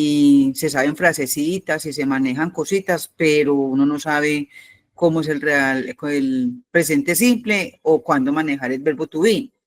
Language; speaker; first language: Spanish; native; Spanish